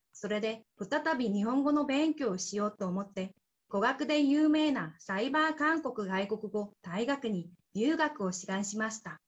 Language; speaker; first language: Japanese; non-native, fluent; Korean